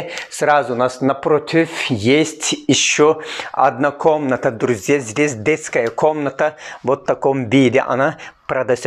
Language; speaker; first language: Russian; non-native, fluent; Turkish